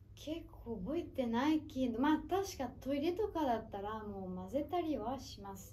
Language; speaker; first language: Japanese; non-native, fluent; French